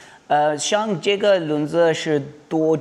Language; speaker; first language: Chinese; non-native, learner; English